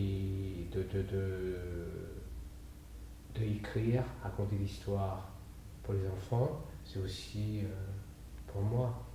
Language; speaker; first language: French; non-native, fluent; Chinese